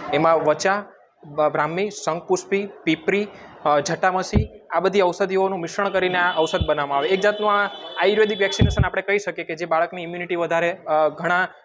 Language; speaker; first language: Gujarati; native; Gujarati